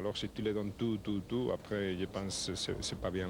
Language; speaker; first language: French; non-native, learner; Spanish